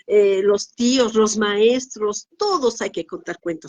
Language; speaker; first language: Spanish; native; Spanish